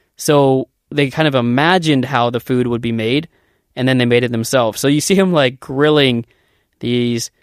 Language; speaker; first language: English; native; English